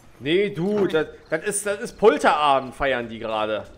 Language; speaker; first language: German; native; German